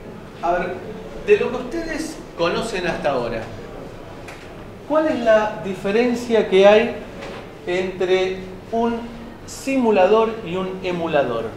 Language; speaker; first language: Spanish; native; Spanish